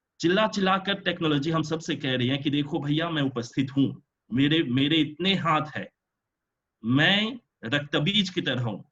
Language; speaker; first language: Hindi; non-native, local second language; French